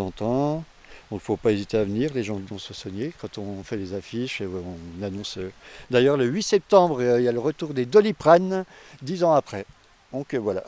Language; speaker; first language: French; native; French